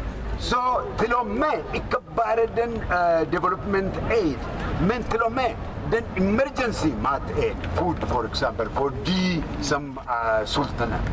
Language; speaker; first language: Norwegian; non-native, fluent; Oromo